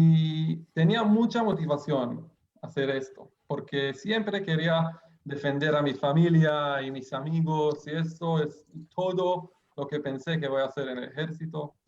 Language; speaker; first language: Spanish; non-native, fluent; Hebrew